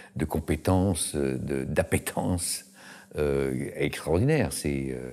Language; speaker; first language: French; native; French